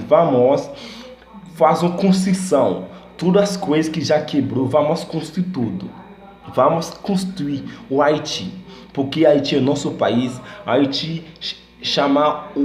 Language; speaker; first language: Portuguese; non-native, learner; Haitian Creole